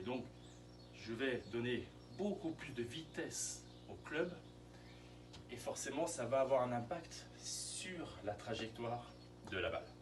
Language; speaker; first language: French; native; French